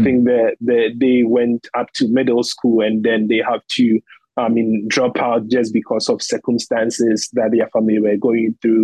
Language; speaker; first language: English; non-native, local second language; Akan